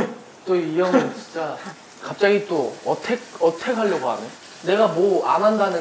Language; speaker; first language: Korean; native; Korean